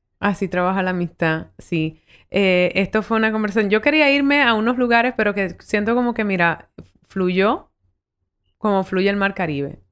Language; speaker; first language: Spanish; early bilingual, heritage; Spanish